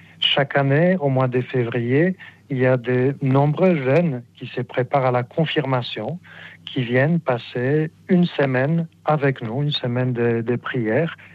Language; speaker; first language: French; non-native, fluent; Polish